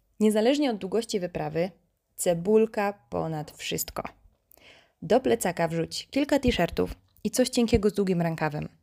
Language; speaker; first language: Polish; native; Polish